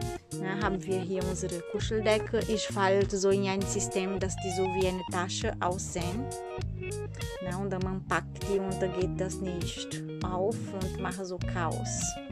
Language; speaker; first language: German; non-native, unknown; Portuguese